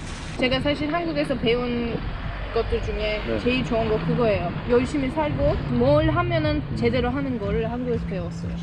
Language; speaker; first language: Korean; non-native, fluent; Turkish